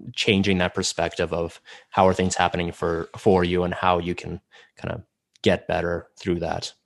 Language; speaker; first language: English; non-native, fluent; Russian